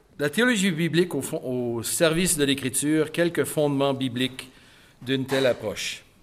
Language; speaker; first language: French; native; French